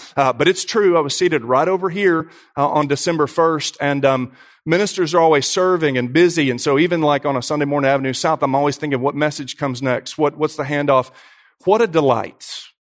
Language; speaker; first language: English; native; English